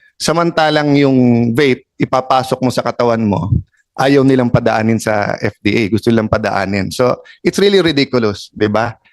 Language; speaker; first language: Filipino; native; Filipino